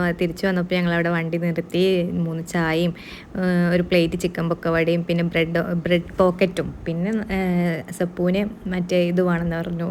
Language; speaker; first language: Malayalam; native; Malayalam